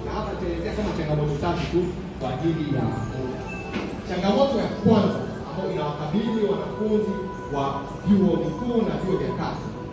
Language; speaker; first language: Swahili; native; Swahili